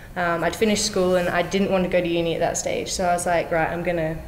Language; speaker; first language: English; native; English